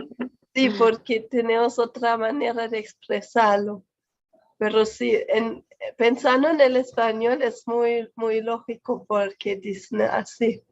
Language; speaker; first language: Spanish; non-native, fluent; German